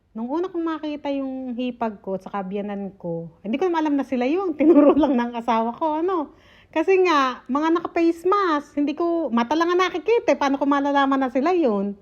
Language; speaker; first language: Filipino; native; Filipino